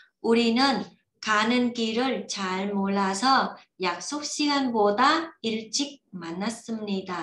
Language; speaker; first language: Korean; non-native, learner; Vietnamese